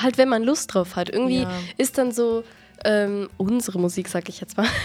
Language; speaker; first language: German; native; German